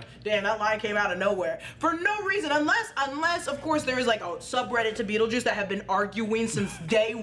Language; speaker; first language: English; native; English